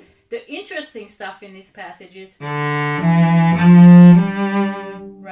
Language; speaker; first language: English; non-native, fluent; Finnish